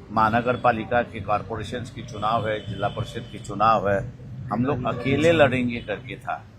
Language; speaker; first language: Hindi; non-native, local second language; Marathi